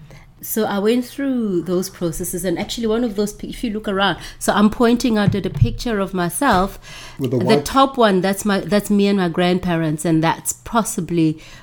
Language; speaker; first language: English; non-native, local second language; Northern Sotho